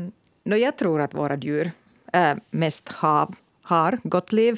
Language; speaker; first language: Swedish; non-native, local second language; Finnish